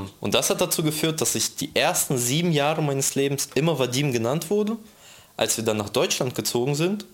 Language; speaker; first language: German; early bilingual, other home language; Russian